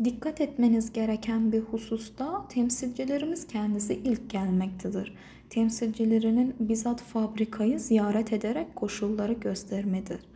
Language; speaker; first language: Turkish; non-native, fluent; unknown